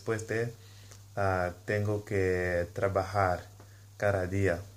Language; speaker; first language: Spanish; non-native, learner; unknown